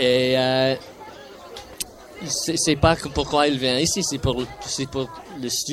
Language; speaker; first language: French; non-native, fluent; English